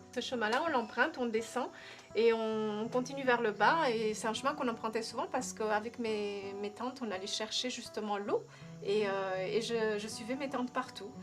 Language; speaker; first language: French; early bilingual, other home language; Kabuverdianu